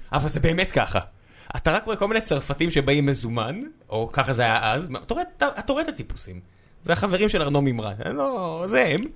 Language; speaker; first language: Hebrew; native; Hebrew